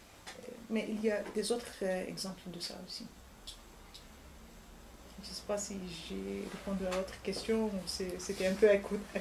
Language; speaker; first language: French; non-native, fluent; Arabic